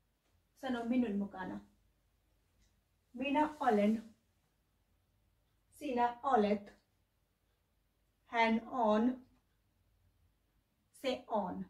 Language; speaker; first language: Finnish; non-native, learner; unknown